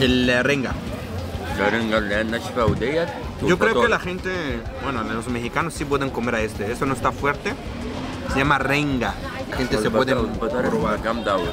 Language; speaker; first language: Spanish; non-native, fluent; Arabic